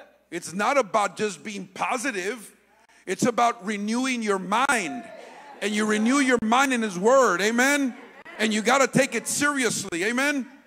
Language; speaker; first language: English; native; English